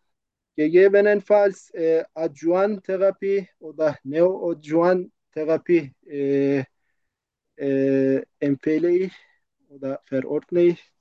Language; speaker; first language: German; non-native, learner; Turkish